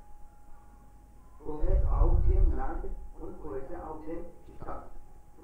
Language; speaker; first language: German; non-native, learner; Hindi